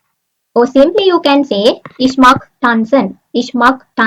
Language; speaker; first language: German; non-native, learner; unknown